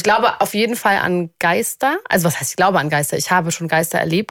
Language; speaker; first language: German; native; German